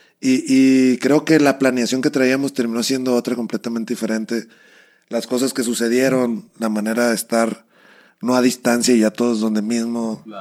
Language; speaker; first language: Spanish; native; Spanish